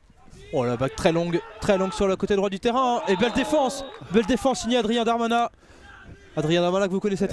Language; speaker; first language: French; native; French